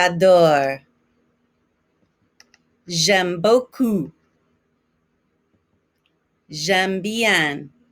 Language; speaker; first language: French; non-native, fluent; English